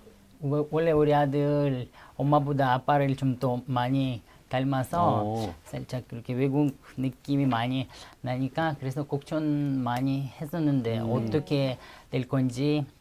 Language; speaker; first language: Korean; non-native, fluent; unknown